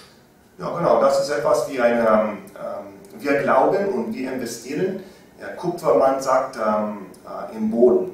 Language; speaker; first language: German; non-native, learner; English